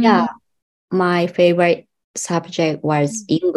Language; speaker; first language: English; non-native, learner; Japanese